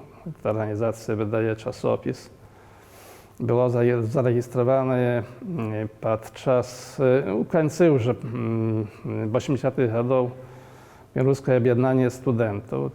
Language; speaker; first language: Polish; non-native, local second language; Belarusian